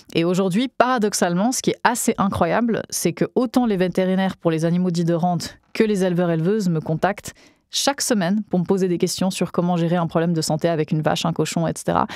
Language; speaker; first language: French; native; French